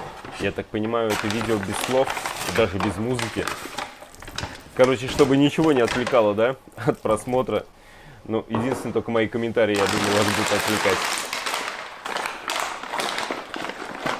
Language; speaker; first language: Russian; native; Russian